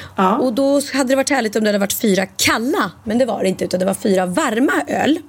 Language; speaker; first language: Swedish; native; Swedish